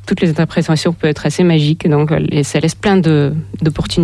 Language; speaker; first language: French; non-native, fluent; Russian